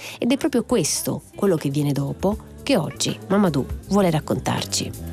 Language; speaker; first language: Italian; native; Italian